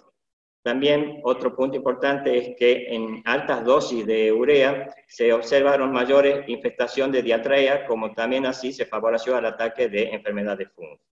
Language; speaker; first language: Spanish; native; Spanish